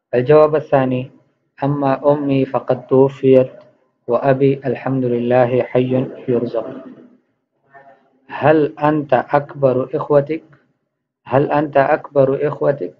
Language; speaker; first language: Arabic; non-native, fluent; Urdu